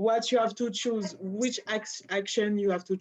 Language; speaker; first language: English; non-native, learner; French